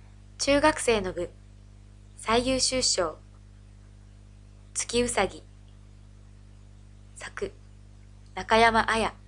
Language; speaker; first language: Japanese; native; Japanese